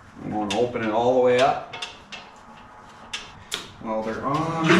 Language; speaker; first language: English; native; English